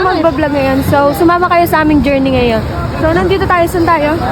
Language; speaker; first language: Filipino; native; Filipino